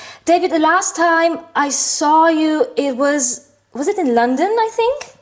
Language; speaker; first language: English; non-native, fluent; Slovenian